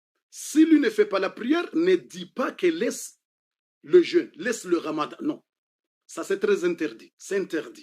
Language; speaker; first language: French; non-native, fluent; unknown